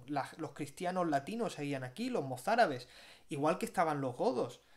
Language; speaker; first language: Spanish; native; Spanish